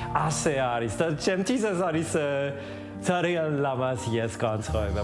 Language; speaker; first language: Georgian; non-native, learner; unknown